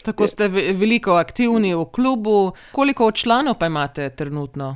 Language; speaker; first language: Slovenian; native; Slovenian